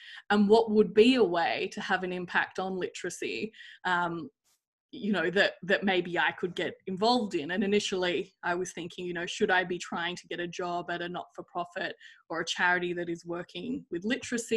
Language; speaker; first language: English; native; English